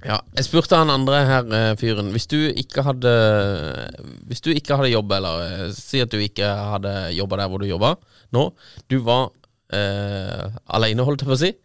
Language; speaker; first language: Norwegian; native; Norwegian